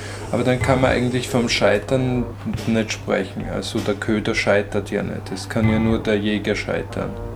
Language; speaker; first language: German; native; German